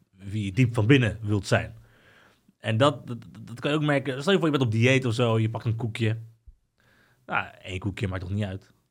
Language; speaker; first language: Dutch; early bilingual, other home language; Spanish